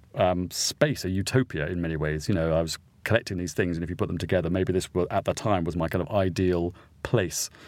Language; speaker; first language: English; native; English